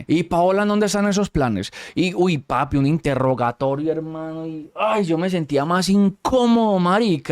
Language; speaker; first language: Spanish; native; Spanish